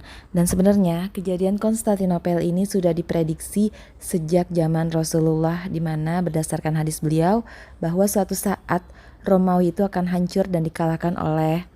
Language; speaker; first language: Indonesian; native; Indonesian